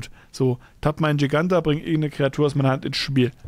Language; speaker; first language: German; native; German